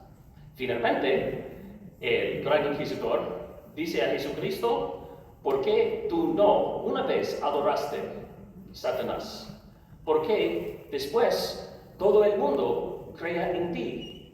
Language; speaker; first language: Spanish; non-native, learner; English